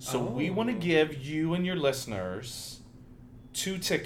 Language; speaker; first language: English; native; English